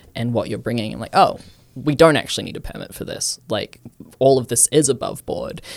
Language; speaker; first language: English; native; English